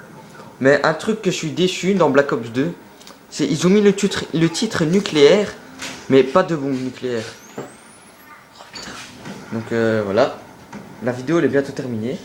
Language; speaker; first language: French; native; French